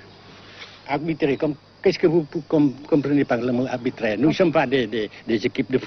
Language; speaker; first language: French; non-native, local second language; Vietnamese